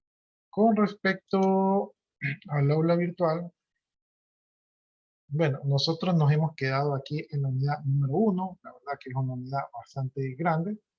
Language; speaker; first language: Spanish; native; Spanish